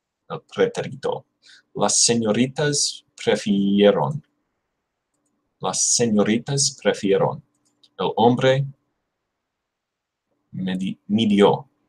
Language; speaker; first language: Spanish; non-native, learner; English